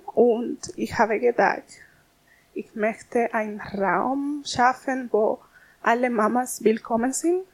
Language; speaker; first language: German; non-native, learner; Spanish